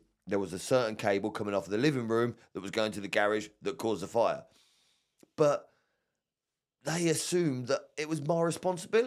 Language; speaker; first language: English; native; English